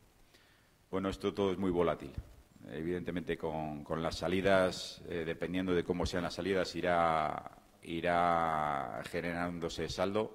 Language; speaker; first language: Spanish; native; Spanish